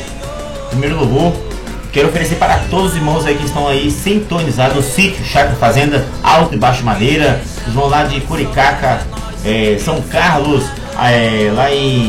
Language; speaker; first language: Portuguese; native; Portuguese